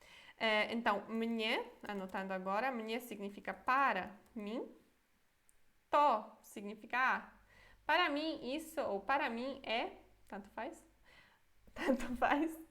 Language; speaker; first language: Portuguese; non-native, fluent; Polish